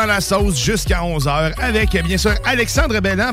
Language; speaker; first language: French; native; French